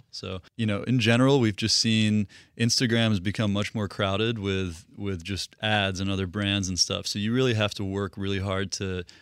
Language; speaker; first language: English; early bilingual, other home language; Russian